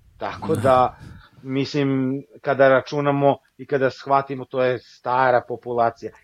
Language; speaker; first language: Serbian; native; Serbian